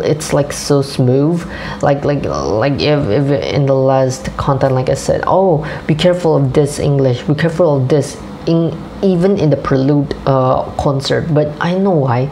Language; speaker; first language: English; non-native, fluent; Indonesian